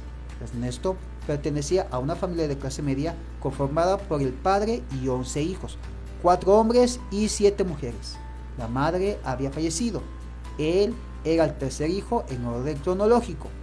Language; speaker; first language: Spanish; native; Spanish